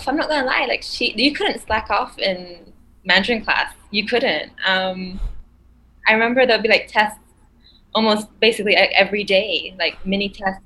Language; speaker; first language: English; non-native, local second language; Malay